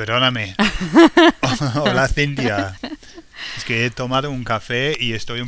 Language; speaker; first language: Spanish; non-native, fluent; English